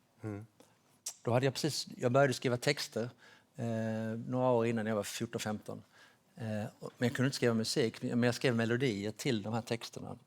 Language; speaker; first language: Swedish; native; Swedish